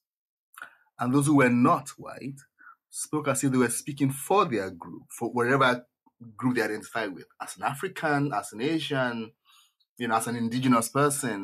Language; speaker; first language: English; non-native, local second language; Yoruba